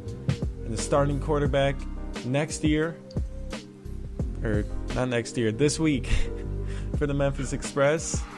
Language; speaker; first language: English; native; English